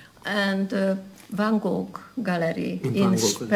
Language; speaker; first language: German; non-native, learner; Hungarian